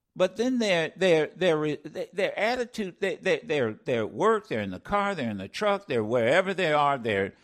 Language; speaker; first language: English; native; English